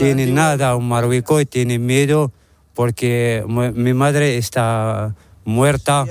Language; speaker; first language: Spanish; non-native, learner; Arabic